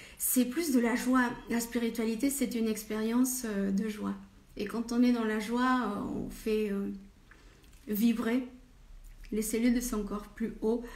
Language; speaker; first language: French; non-native, fluent; Spanish